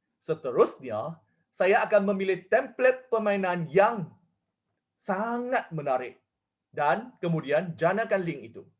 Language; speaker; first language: Malay; non-native, local second language; Chinese